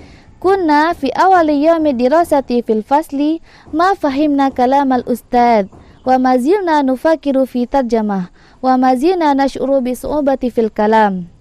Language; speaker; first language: Arabic; non-native, learner; Indonesian